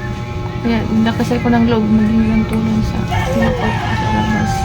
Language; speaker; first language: Filipino; non-native, local second language; Waray